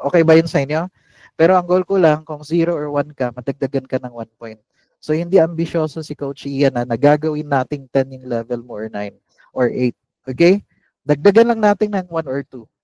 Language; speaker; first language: Filipino; non-native, local second language; Cebuano